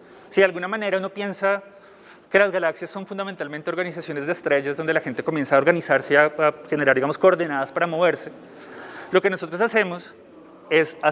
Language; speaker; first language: Spanish; native; Spanish